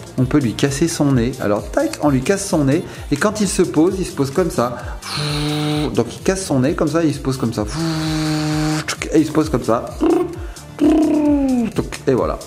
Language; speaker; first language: French; native; French